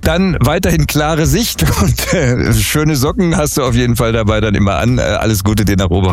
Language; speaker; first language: German; native; German